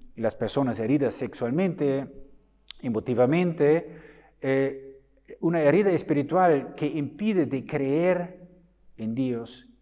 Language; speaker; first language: Spanish; non-native, fluent; German